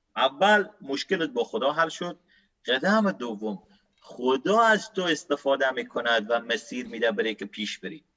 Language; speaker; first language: Persian; native; Persian